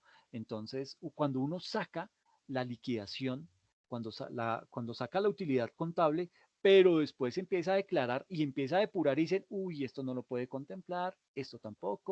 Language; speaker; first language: Spanish; native; Spanish